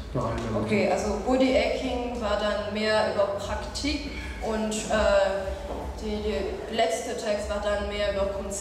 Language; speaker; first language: German; non-native, fluent; French